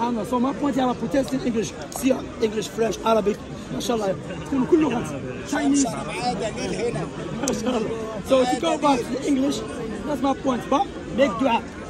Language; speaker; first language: English; non-native, fluent; Arabic